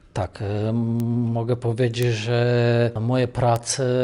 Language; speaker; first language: Polish; non-native, fluent; Romanian